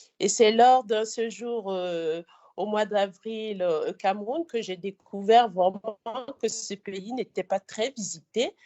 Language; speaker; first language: French; native; French